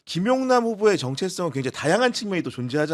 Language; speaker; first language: Korean; native; Korean